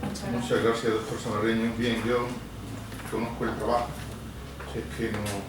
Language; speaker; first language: Spanish; native; Spanish